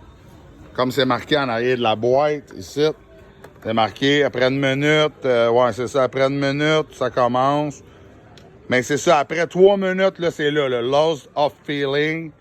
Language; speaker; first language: French; native; French